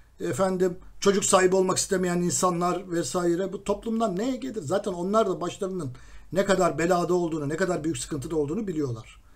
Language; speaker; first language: Turkish; native; Turkish